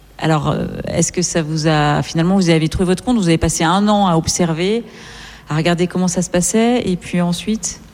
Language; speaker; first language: French; native; French